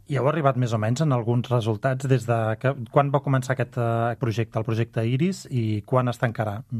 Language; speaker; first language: Catalan; native; Catalan